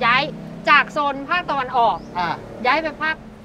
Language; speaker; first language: Thai; native; Thai